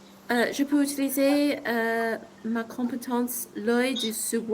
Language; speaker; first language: French; non-native, learner; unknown